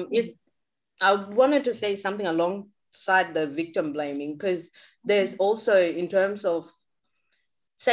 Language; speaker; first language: English; native; English